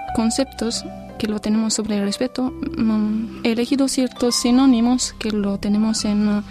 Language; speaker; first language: Spanish; non-native, fluent; Romanian